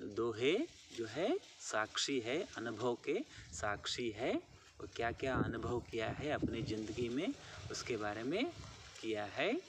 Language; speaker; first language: Hindi; non-native, local second language; Telugu